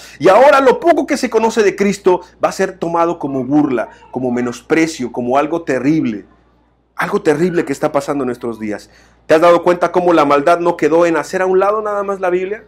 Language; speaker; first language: Spanish; native; Spanish